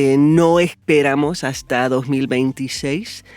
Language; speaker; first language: Spanish; non-native, fluent; English